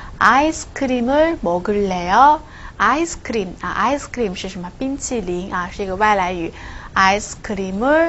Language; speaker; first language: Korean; non-native, fluent; Chinese